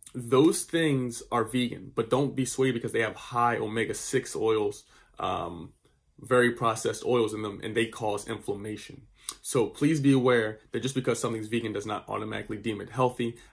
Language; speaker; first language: English; native; English